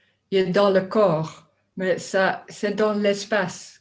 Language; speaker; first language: French; non-native, learner; Dutch